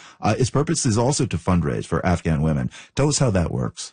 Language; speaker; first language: English; native; English